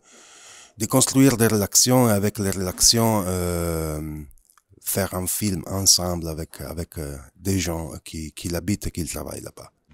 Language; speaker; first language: French; non-native, fluent; Italian